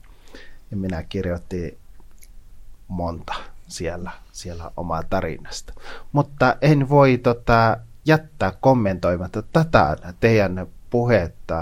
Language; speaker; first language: Finnish; non-native, fluent; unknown